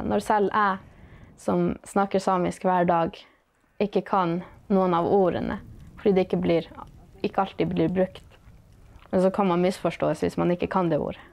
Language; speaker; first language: Norwegian; non-native, local second language; Northern Sami